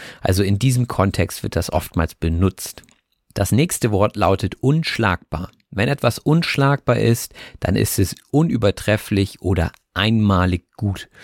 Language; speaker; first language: German; native; German